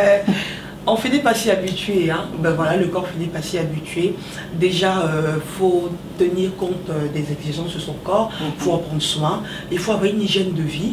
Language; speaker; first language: French; native; French